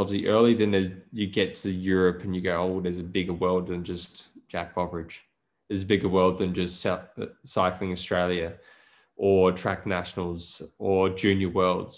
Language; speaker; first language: English; native; English